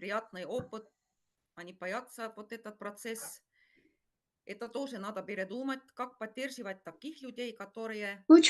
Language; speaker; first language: Russian; non-native, fluent; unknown